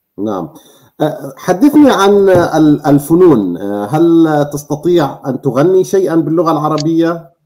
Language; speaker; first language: Arabic; native; Arabic